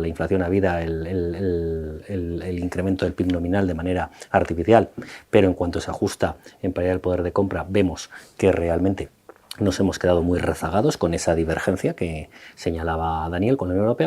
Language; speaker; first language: Spanish; native; Spanish